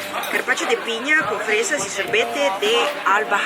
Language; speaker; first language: Spanish; non-native, learner; Serbian